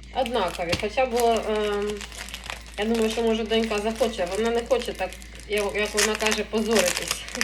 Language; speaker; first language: Ukrainian; non-native, local second language; Russian